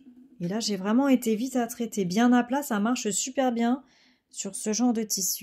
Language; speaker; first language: French; native; French